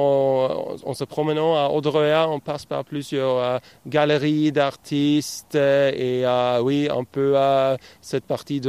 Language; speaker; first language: French; non-native, fluent; Norwegian